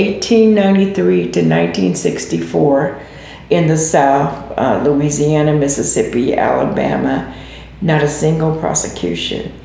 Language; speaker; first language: English; native; English